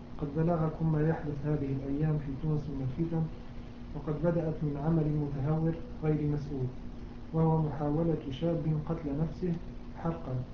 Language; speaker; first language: Arabic; native; Arabic